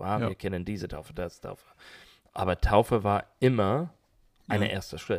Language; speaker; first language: German; non-native, learner; English